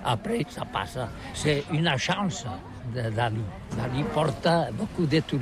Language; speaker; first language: French; non-native, learner; Catalan